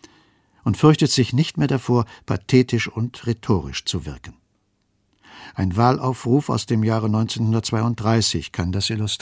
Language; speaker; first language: German; native; German